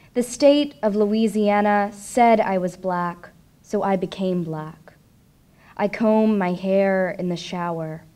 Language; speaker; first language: English; native; English